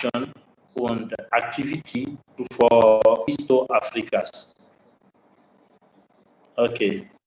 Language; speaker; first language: English; non-native, learner; French